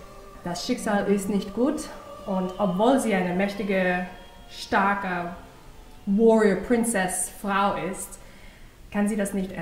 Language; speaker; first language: German; non-native, fluent; English